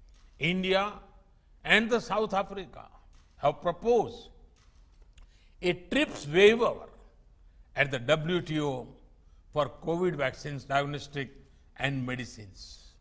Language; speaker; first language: English; non-native, local second language; Gujarati